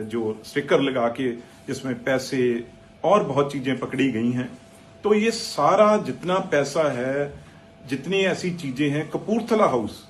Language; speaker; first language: Hindi; non-native, local second language; Punjabi